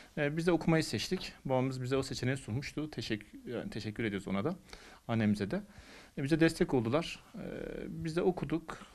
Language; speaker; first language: Turkish; non-native, local second language; Kurdish